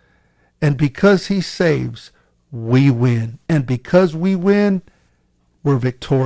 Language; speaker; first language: English; native; English